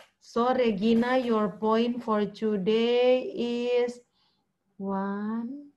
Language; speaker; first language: English; non-native, fluent; Indonesian